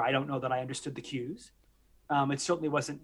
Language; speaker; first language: English; native; English